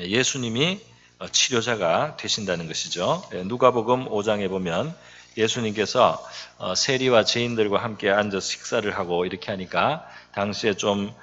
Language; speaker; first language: Korean; native; Korean